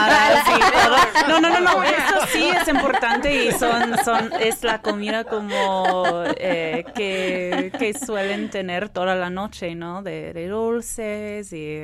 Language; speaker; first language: Spanish; non-native, fluent; English